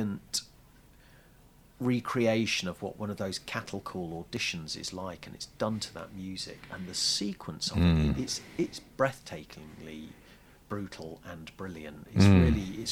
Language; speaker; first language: English; native; English